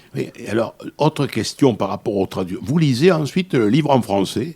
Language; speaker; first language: French; native; French